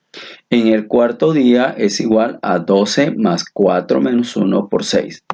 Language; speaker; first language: Spanish; native; Spanish